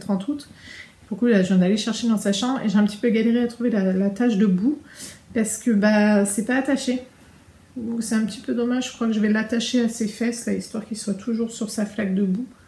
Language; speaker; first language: French; native; French